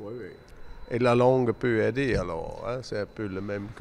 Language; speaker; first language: French; non-native, fluent; Dutch